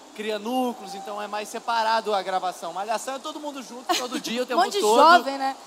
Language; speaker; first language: Portuguese; native; Portuguese